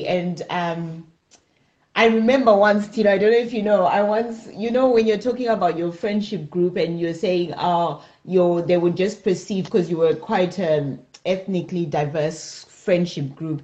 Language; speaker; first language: English; non-native, local second language; Shona